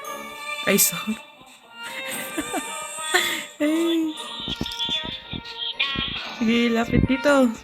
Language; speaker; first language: Filipino; native; Filipino